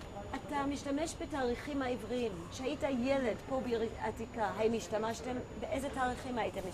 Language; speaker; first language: Hebrew; native; Hebrew